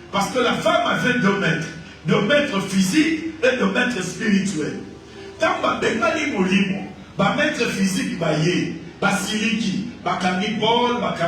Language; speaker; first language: French; non-native, local second language; Lingala